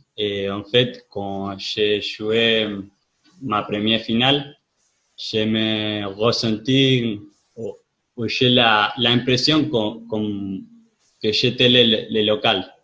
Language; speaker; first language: French; non-native, fluent; Spanish